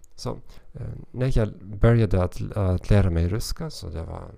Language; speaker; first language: Swedish; non-native, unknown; German